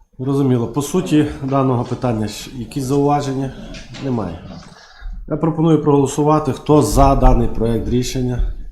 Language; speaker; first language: Ukrainian; native; Ukrainian